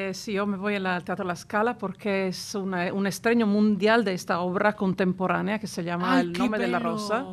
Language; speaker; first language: Spanish; non-native, fluent; Italian